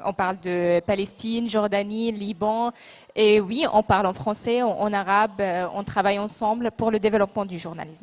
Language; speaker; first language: French; non-native, local second language; Arabic